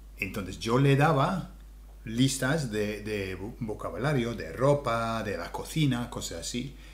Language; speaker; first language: Spanish; non-native, fluent; English